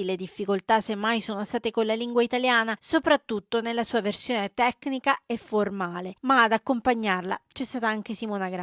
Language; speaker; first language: Italian; native; Italian